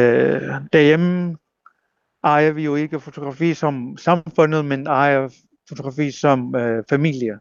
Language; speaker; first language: Danish; non-native, local second language; Kalaallisut